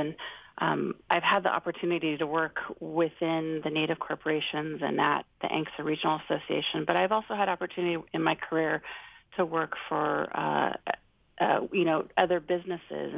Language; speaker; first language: English; native; English